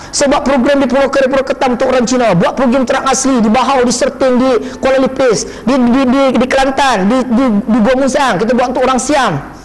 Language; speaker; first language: Malay; non-native, local second language; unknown